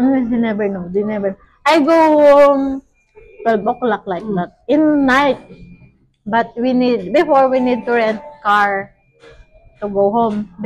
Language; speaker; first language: English; non-native, local second language; Filipino